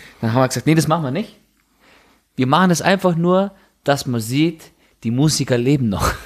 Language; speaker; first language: German; early bilingual, other home language; Italian